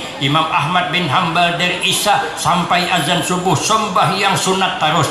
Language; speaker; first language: Indonesian; non-native, local second language; Banjar